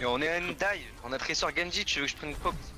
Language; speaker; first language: French; native; French